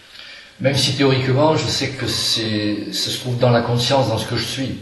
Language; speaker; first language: French; non-native, fluent; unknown